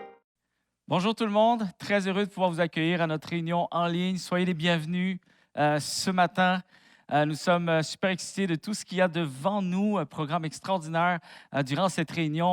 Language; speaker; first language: French; native; French